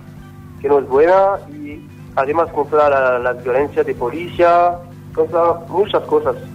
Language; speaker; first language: Spanish; non-native, learner; French